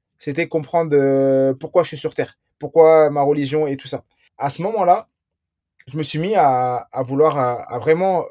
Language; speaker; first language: French; early bilingual, other home language; Riffian